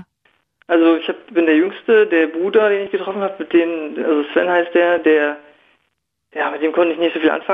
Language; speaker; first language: German; native; German